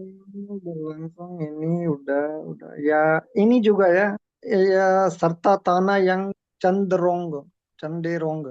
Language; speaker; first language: Indonesian; non-native, learner; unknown